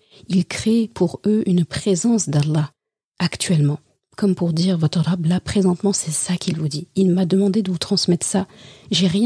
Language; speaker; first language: French; native; French